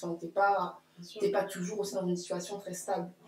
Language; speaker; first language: French; native; French